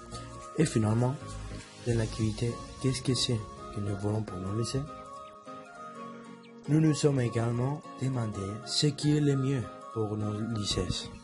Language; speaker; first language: French; non-native, learner; Spanish